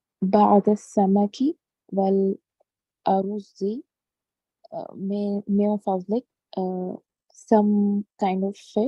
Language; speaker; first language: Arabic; non-native, learner; English